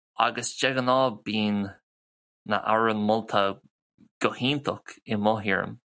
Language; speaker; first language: Irish; non-native, local second language; English